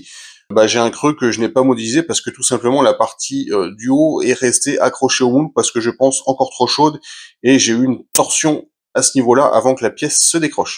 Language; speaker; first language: French; native; French